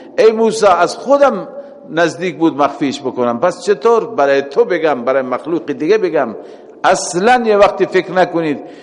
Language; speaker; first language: Persian; native; Persian